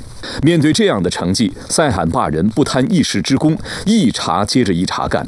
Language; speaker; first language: Chinese; native; Chinese